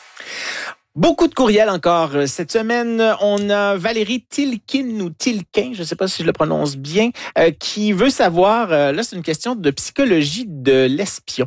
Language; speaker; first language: French; native; French